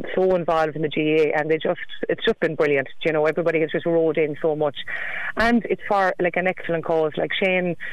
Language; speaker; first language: English; native; English